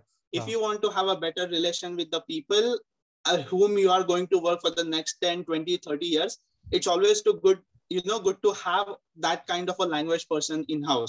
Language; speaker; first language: English; non-native, local second language; Marathi